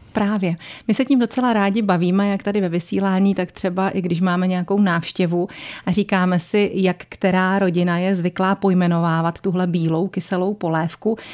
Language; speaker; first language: Czech; native; Czech